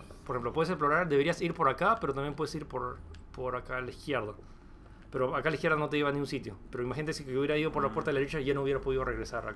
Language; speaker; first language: Spanish; native; Spanish